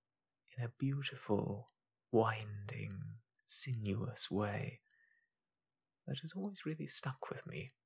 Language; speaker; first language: English; native; English